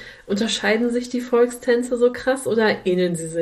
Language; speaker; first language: German; native; German